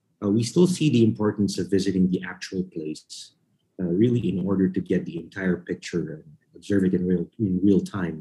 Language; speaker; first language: English; non-native, local second language; Filipino